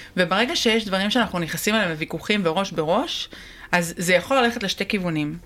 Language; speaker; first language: Hebrew; native; Hebrew